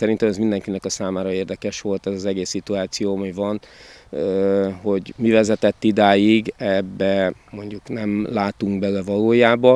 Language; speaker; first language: Hungarian; native; Hungarian